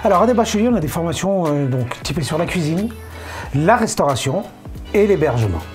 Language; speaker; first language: French; native; French